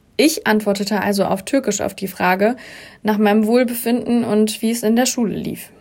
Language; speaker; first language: German; native; German